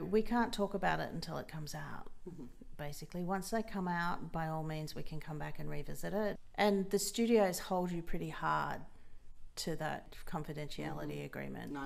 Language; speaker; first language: English; native; English